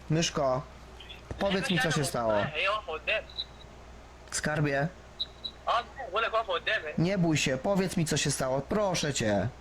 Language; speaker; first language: Polish; native; Polish